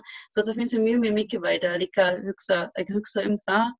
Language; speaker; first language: Icelandic; non-native, learner; German